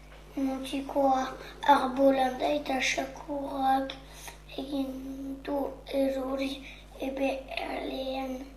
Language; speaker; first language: Basque; non-native, local second language; French